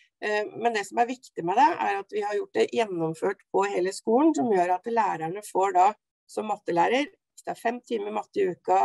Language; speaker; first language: Norwegian; native; Norwegian